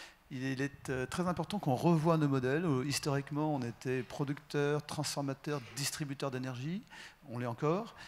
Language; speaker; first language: French; native; French